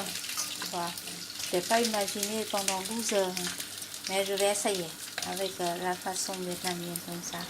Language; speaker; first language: French; non-native, fluent; Vietnamese